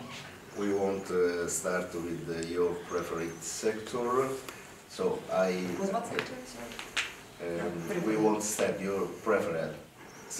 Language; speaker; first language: English; non-native, learner; Italian